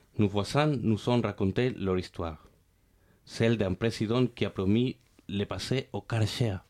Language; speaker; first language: French; non-native, fluent; Spanish